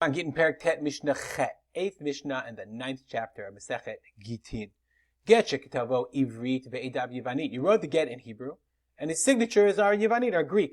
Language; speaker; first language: English; native; English